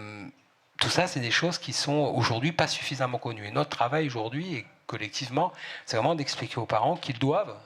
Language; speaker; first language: French; native; French